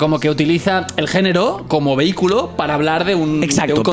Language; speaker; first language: Spanish; non-native, local second language; Catalan